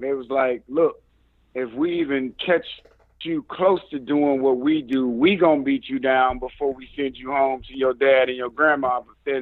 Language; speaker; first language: English; native; English